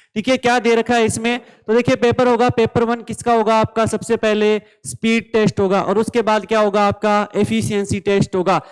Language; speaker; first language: Hindi; native; Hindi